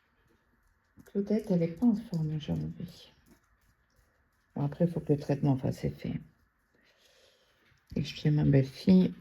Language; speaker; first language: French; native; French